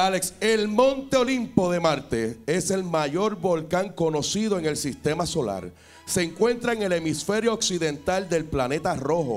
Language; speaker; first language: Spanish; native; Spanish